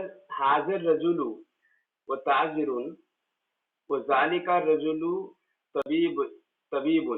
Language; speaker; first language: Arabic; non-native, fluent; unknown